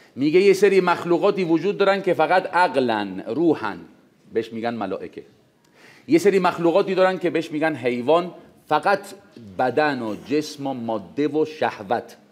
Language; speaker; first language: Persian; non-native, fluent; Spanish